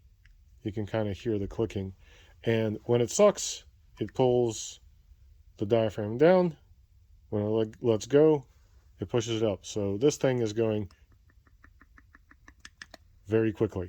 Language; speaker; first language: English; native; English